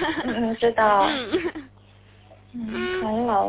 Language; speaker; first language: Chinese; non-native, learner; Korean